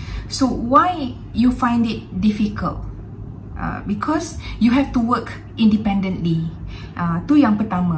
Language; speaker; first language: English; non-native, local second language; Malay